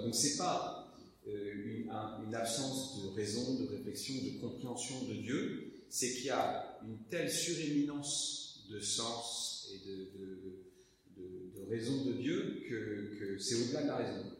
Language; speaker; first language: French; native; French